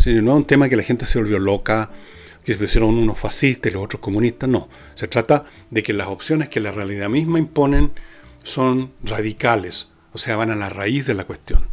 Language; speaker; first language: Spanish; native; Spanish